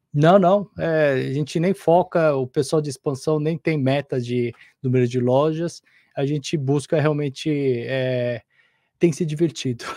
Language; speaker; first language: Portuguese; non-native, fluent; Korean